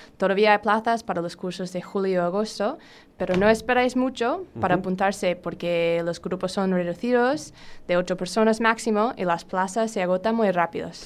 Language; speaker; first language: Spanish; non-native, fluent; English